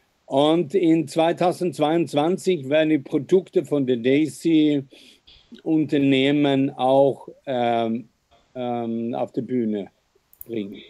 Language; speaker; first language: German; non-native, fluent; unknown